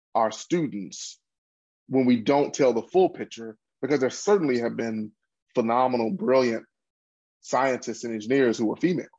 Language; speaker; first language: English; native; English